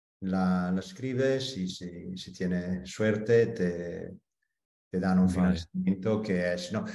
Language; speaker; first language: Spanish; non-native, fluent; Italian